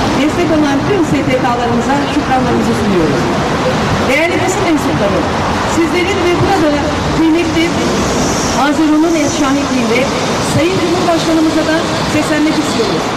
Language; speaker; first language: Turkish; native; Turkish